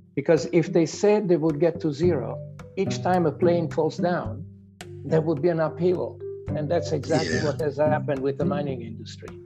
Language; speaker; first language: English; non-native, fluent; Italian